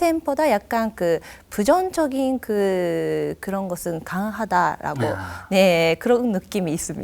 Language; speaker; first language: Korean; non-native, fluent; Japanese